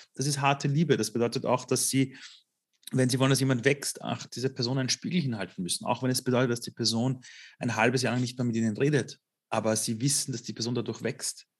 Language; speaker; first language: German; early bilingual, other home language; Persian